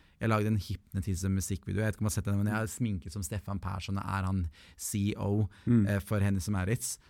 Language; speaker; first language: Norwegian; native; Norwegian